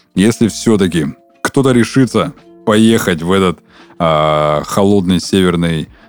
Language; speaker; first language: Russian; native; Russian